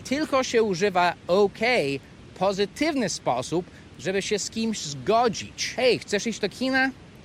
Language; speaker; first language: Polish; non-native, fluent; English